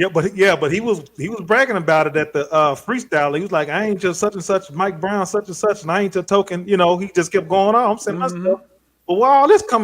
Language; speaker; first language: English; native; English